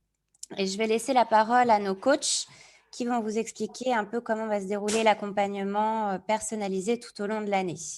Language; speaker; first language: French; native; French